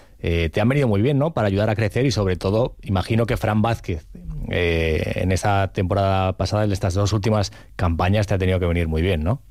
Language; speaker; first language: Spanish; native; Spanish